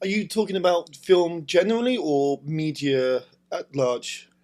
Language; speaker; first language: English; native; English